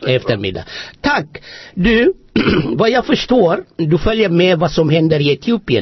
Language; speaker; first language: Swedish; non-native, fluent; Amharic